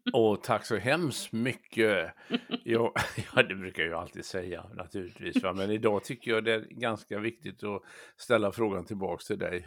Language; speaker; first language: Swedish; native; Swedish